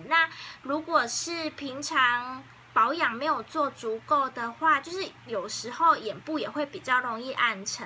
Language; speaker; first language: Chinese; native; Chinese